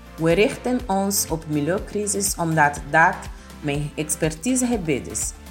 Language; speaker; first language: Dutch; non-native, fluent; Portuguese